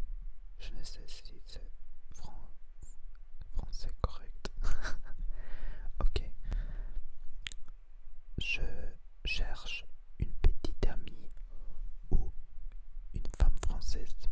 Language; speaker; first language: French; non-native, learner; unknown